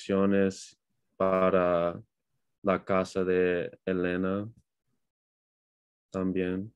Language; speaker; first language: Spanish; non-native, learner; English